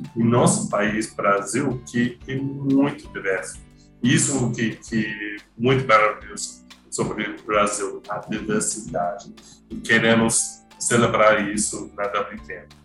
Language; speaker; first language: Portuguese; non-native, fluent; English